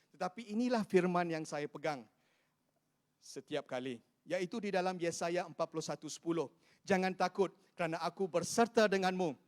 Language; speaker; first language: Malay; non-native, local second language; Chinese